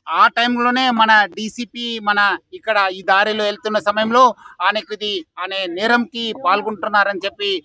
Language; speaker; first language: Telugu; non-native, fluent; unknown